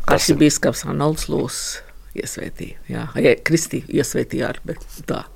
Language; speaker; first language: Latvian; early bilingual, heritage; Latvian